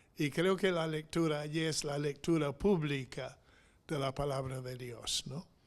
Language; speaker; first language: Spanish; non-native, fluent; English